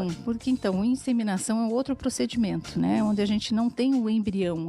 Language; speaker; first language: Portuguese; native; Portuguese